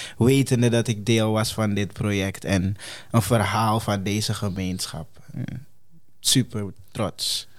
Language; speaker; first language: Dutch; non-native, fluent; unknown